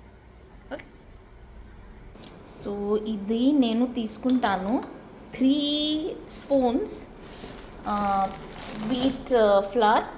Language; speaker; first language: Telugu; non-native, learner; Marathi